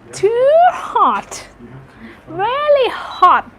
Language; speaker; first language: English; non-native, learner; Thai